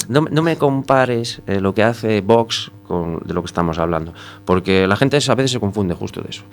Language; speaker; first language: Spanish; native; Spanish